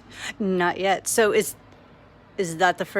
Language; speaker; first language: English; native; English